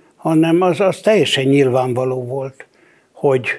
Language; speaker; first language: Hungarian; native; Hungarian